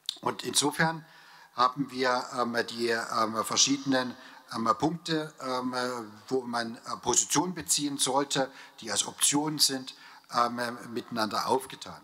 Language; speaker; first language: German; native; German